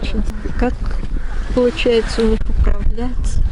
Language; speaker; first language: Russian; native; Russian